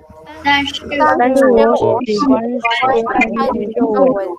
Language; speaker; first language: Chinese; non-native, learner; Indonesian